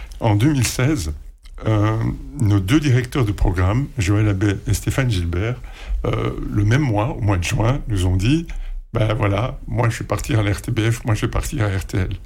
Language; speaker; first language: French; native; French